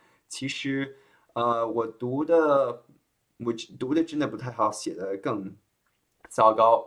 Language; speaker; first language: Chinese; early bilingual, heritage; Chinese